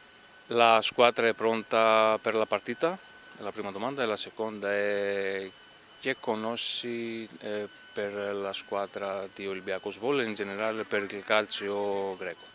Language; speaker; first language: Italian; non-native, learner; Greek